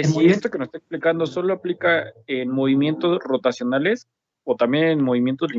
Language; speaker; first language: Spanish; native; Spanish